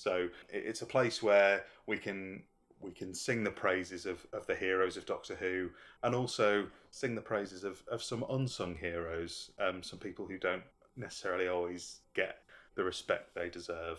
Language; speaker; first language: English; native; English